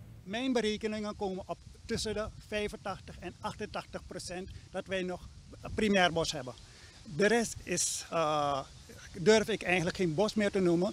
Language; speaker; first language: Dutch; native; Dutch